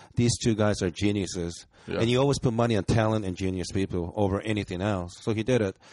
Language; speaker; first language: English; early bilingual, other home language; Japanese